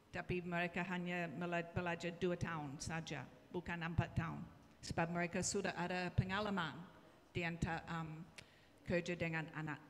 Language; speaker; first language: Indonesian; non-native, learner; English